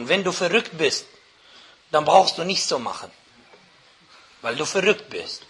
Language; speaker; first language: German; non-native, fluent; Arabic